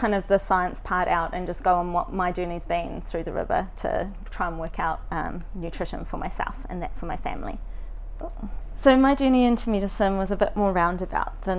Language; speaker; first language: English; native; English